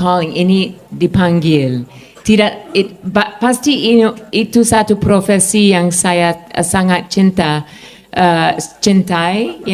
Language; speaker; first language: Indonesian; non-native, fluent; English